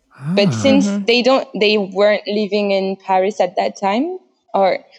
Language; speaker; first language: English; non-native, fluent; French